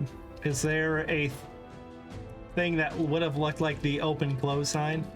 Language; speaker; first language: English; native; English